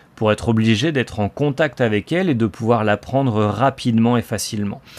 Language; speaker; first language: Spanish; non-native, fluent; French